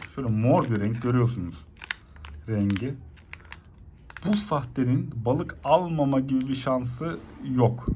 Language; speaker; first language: Turkish; native; Turkish